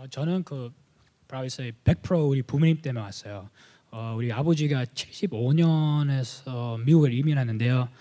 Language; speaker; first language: Korean; early bilingual, heritage; Korean